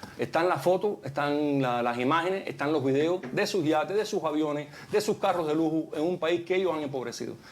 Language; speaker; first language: Spanish; early bilingual, heritage; Spanish